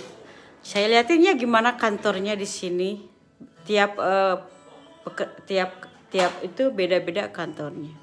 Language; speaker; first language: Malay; non-native, local second language; Sundanese